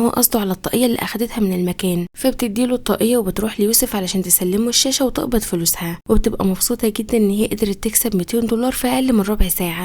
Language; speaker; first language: Arabic; native; Arabic